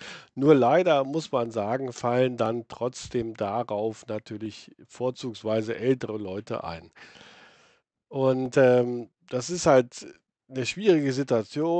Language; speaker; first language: German; native; German